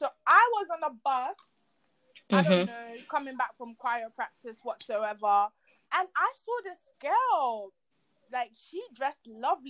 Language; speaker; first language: English; non-native, local second language; Yoruba